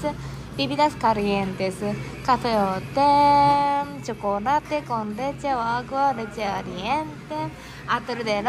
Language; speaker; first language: Spanish; non-native, learner; Japanese